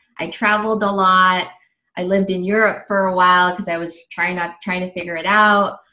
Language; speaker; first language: English; early bilingual, other home language; Filipino